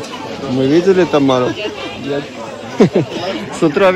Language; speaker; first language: Russian; non-native, local second language; Latvian